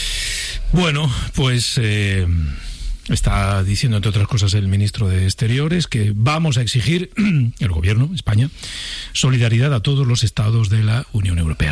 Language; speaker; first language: Spanish; native; Spanish